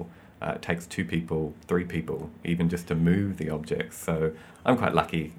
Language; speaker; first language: English; native; English